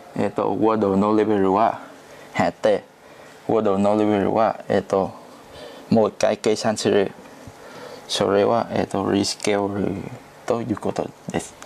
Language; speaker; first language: Japanese; non-native, learner; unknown